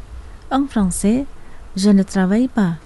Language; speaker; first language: French; non-native, fluent; Indonesian